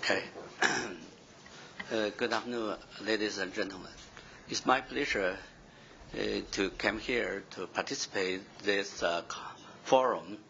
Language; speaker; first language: English; non-native, fluent; Chinese